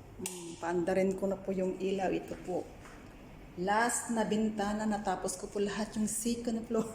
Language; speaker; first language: Filipino; native; Filipino